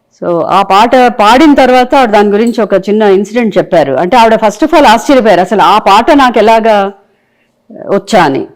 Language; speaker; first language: Telugu; native; Telugu